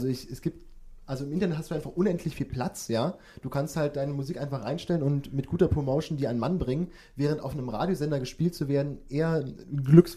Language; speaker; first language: German; native; German